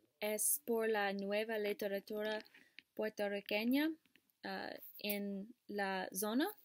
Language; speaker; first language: Spanish; non-native, learner; English